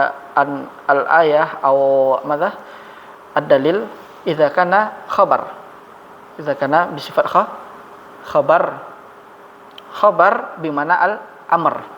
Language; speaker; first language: Arabic; non-native, fluent; Indonesian